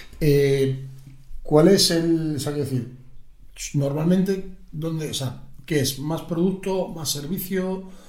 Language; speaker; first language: Spanish; native; Spanish